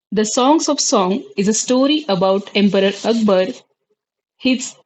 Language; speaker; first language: English; non-native, local second language; Marathi